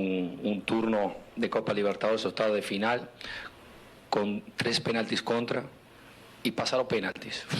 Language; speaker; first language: Portuguese; non-native, fluent; Spanish